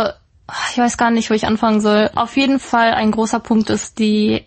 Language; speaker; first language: German; native; German